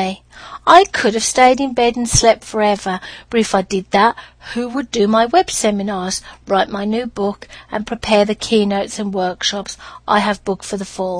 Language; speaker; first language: English; native; English